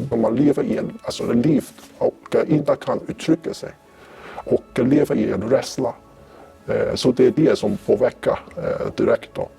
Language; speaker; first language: Swedish; non-native, fluent; Cantonese